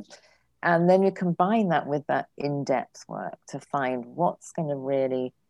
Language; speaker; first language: English; native; English